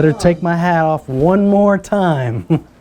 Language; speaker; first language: English; native; English